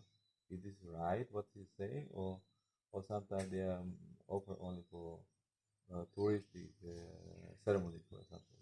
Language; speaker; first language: English; non-native, learner; Spanish